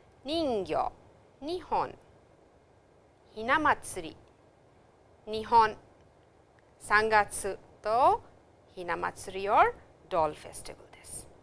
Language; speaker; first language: Japanese; non-native, fluent; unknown